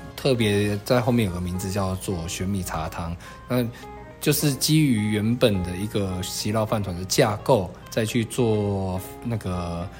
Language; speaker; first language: Chinese; native; Chinese